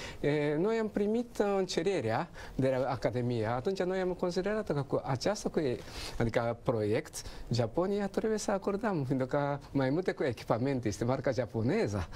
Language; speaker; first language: Romanian; non-native, learner; Japanese